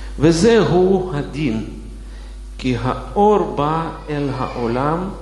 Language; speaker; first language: Hebrew; non-native, fluent; Russian